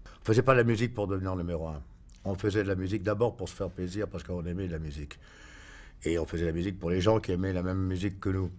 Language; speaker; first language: French; native; French